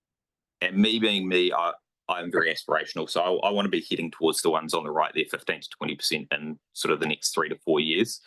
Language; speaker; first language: English; native; English